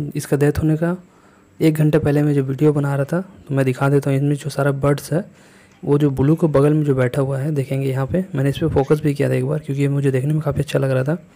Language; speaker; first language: Hindi; native; Hindi